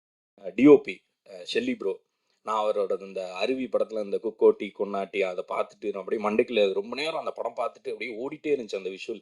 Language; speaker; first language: Tamil; native; Tamil